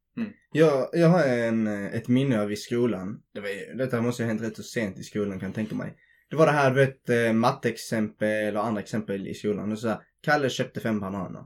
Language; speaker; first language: Swedish; early bilingual, other home language; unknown